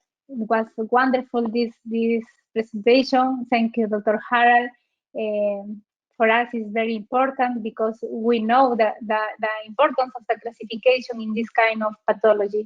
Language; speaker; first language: English; non-native, learner; Spanish